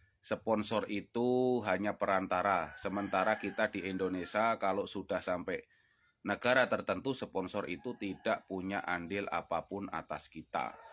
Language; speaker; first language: Indonesian; non-native, local second language; Sundanese